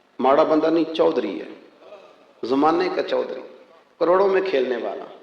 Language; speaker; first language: Urdu; non-native, local second language; Punjabi